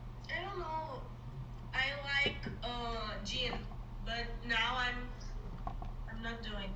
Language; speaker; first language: English; non-native, learner; Portuguese